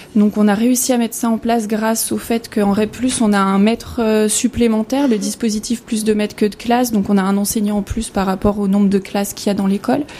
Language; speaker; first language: French; native; French